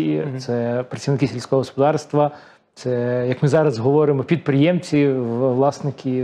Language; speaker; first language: Ukrainian; native; Ukrainian